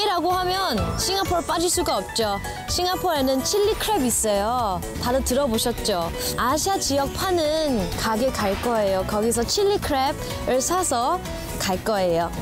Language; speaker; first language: Korean; non-native, fluent; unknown